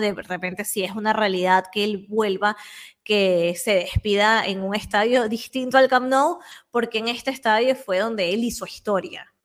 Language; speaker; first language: Spanish; native; Spanish